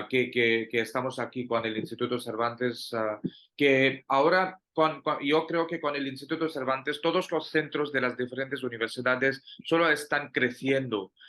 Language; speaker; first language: Spanish; non-native, fluent; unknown